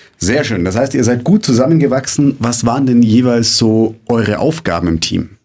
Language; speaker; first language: German; native; German